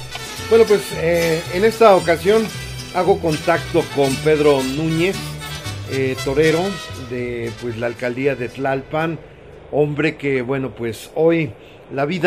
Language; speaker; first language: Spanish; native; Spanish